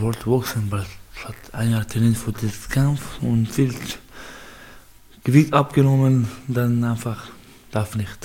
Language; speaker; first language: German; non-native, learner; Baluchi